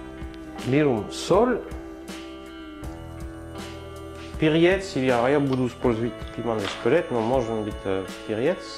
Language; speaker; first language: Russian; non-native, learner; French